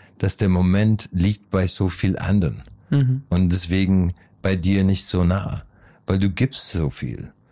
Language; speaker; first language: German; non-native, fluent; English